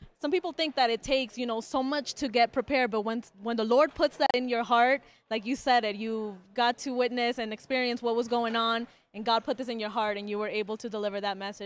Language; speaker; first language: English; early bilingual, other home language; Spanish